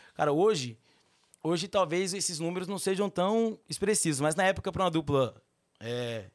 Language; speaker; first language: Portuguese; native; Portuguese